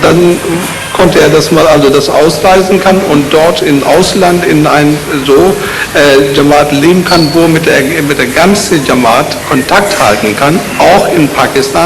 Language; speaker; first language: German; non-native, learner; Urdu